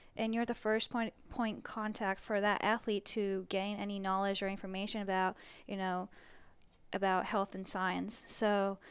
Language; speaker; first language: English; early bilingual, other home language; Japanese